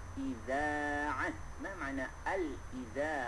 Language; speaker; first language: Arabic; non-native, fluent; Malay